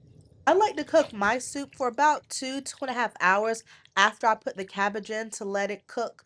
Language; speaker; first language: English; native; English